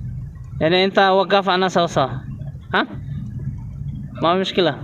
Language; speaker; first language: Arabic; non-native, learner; Indonesian